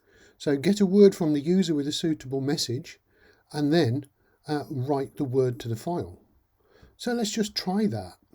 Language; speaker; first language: English; native; English